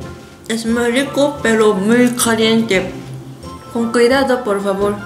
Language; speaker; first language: Spanish; non-native, learner; Japanese